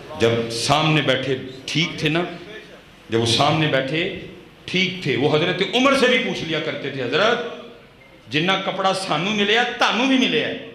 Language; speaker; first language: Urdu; non-native, local second language; Punjabi